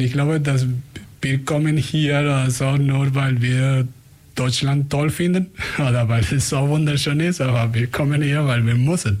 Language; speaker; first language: German; non-native, fluent; Spanish